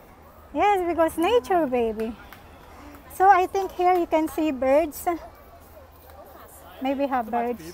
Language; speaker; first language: English; non-native, learner; Filipino